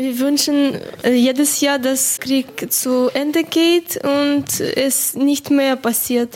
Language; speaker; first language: German; non-native, fluent; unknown